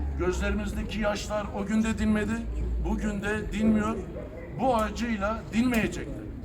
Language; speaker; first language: Turkish; early bilingual, heritage; Turkish